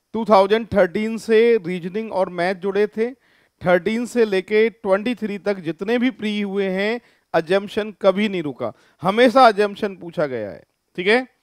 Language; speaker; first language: Hindi; native; Hindi